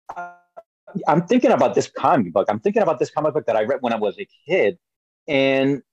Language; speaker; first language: English; early bilingual, other home language; Spanish